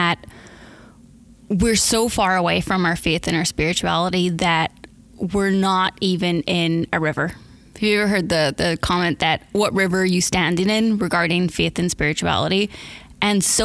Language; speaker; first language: English; native; English